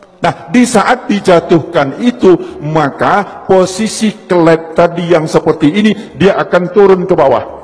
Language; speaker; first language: Indonesian; non-native, local second language; Javanese